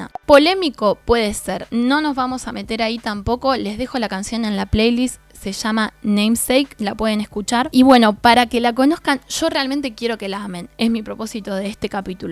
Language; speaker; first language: Spanish; native; Spanish